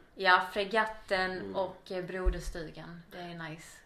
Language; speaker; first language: Swedish; native; Swedish